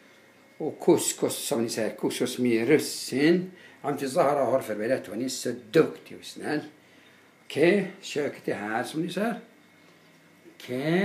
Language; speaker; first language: Swedish; non-native, fluent; Arabic